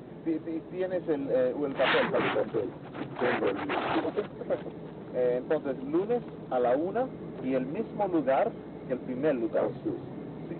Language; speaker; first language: Spanish; non-native, fluent; English